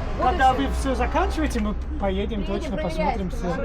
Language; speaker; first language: Russian; non-native, learner; English